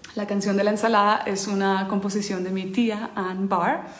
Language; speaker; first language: Spanish; early bilingual, heritage; Spanish